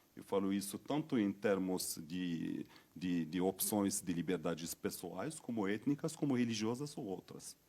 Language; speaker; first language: Portuguese; non-native, fluent; Berber languages